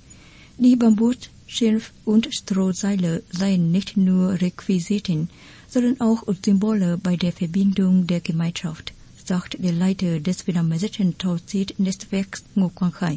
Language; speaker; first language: German; non-native, fluent; Vietnamese